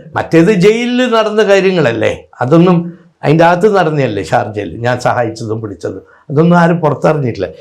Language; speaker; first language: Malayalam; native; Malayalam